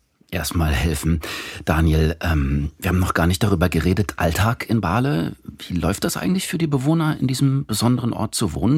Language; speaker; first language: German; native; German